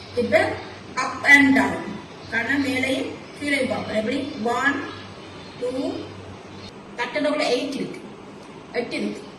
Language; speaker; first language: Tamil; native; Tamil